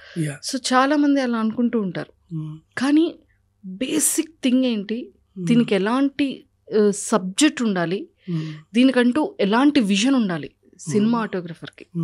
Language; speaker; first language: Telugu; native; Telugu